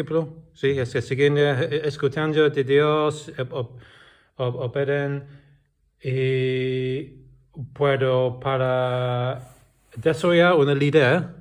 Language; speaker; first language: Spanish; non-native, learner; English